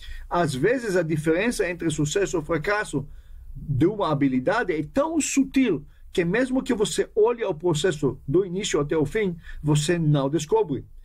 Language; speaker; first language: Portuguese; non-native, fluent; Hebrew